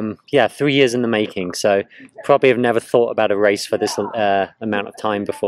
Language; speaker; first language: English; native; English